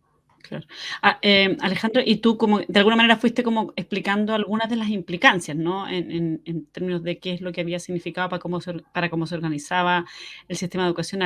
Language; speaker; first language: Spanish; native; Spanish